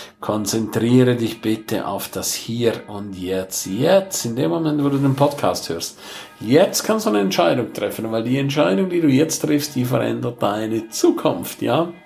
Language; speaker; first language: German; non-native, local second language; Romansh